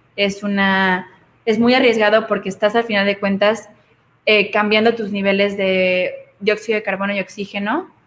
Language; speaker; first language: Spanish; native; Spanish